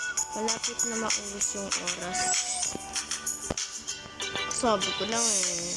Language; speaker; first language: Filipino; native; Filipino